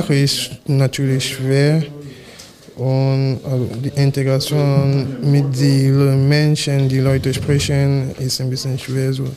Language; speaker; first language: German; non-native, learner; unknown